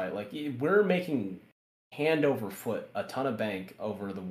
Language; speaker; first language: English; native; English